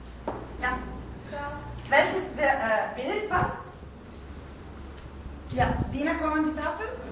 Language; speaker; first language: German; non-native, fluent; Arabic